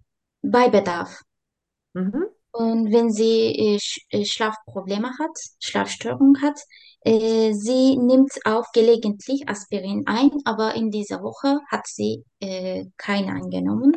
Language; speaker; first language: German; non-native, learner; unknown